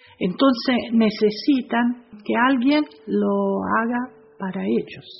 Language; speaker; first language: Spanish; non-native, fluent; Italian